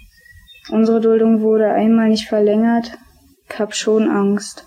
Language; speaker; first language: German; early bilingual, other home language; Albanian